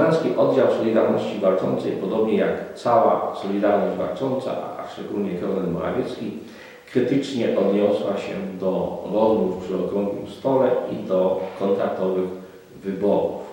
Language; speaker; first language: Polish; native; Polish